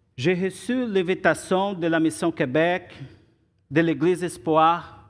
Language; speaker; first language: French; non-native, learner; Portuguese